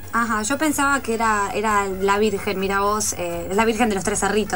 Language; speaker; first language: Spanish; native; Spanish